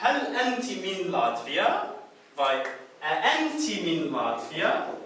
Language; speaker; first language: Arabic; non-native, fluent; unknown